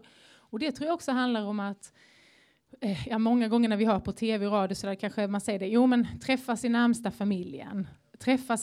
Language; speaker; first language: Swedish; native; Swedish